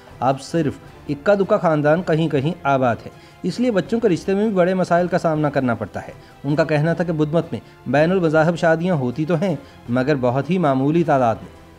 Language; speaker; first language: Urdu; native; Urdu